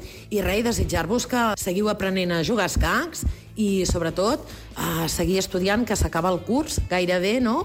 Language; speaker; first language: Catalan; native; Catalan